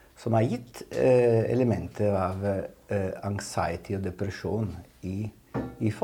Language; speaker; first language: Norwegian; non-native, fluent; Italian